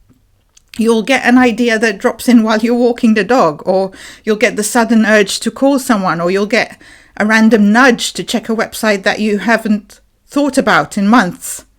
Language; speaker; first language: English; native; English